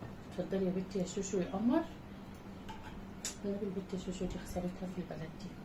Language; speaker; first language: Arabic; native; Arabic